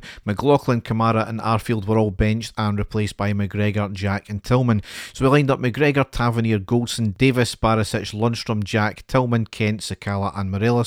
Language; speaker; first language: English; native; English